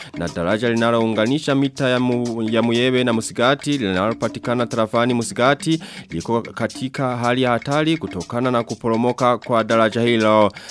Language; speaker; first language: Swahili; non-native, local second language; Rundi